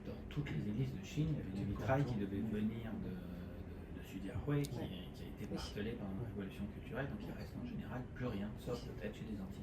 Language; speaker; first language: French; native; French